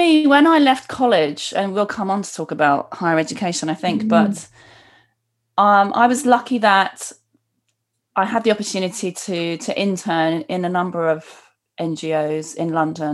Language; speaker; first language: English; native; English